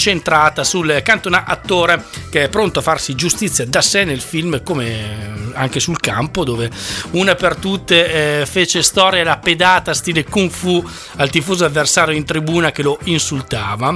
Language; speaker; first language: Italian; native; Italian